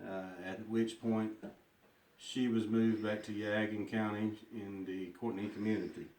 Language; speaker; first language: English; native; English